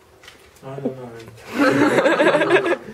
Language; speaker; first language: German; non-native, learner; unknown